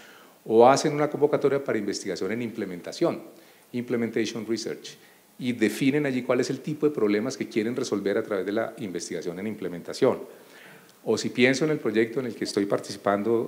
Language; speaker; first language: Spanish; native; Spanish